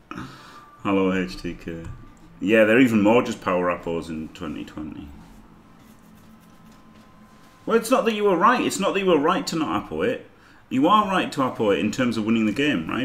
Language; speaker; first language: English; native; English